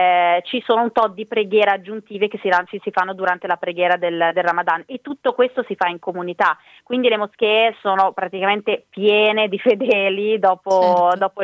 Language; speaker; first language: Italian; native; Italian